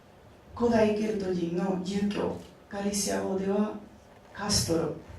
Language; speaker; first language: Japanese; non-native, fluent; Spanish